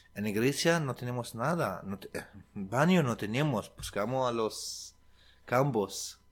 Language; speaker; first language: Spanish; non-native, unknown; Arabic